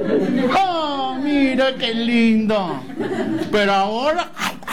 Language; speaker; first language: Spanish; non-native, fluent; English